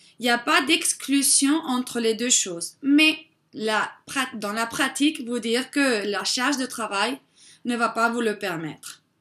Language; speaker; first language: French; non-native, fluent; Spanish